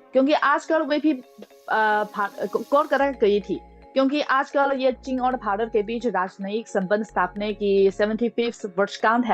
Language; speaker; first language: Hindi; non-native, fluent; Chinese